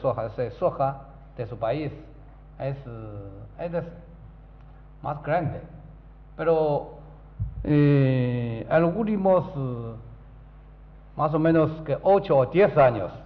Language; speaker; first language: Spanish; non-native, learner; Chinese